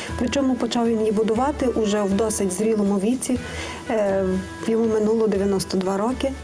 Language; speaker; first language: Ukrainian; native; Ukrainian